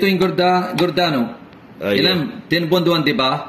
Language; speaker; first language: Filipino; non-native, learner; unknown